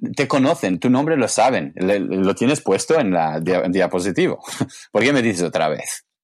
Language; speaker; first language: Spanish; non-native, learner; English